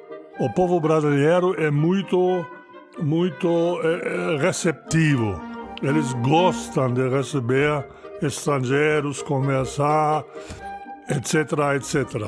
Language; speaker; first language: Portuguese; non-native, fluent; German